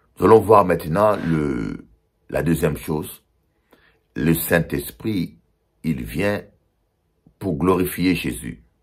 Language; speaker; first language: French; non-native, local second language; Lingala